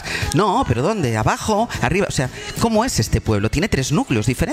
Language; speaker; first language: Spanish; native; Spanish